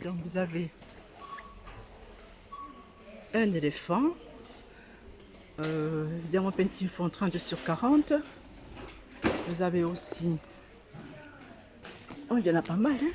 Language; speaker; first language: French; native; French